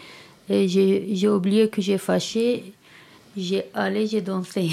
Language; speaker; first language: French; non-native, learner; Kurdish